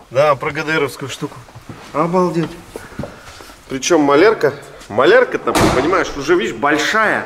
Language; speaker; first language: Russian; native; Russian